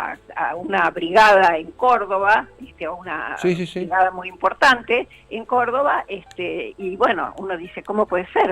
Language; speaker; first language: Spanish; native; Spanish